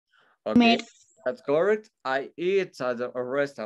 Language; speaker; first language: English; non-native, fluent; Spanish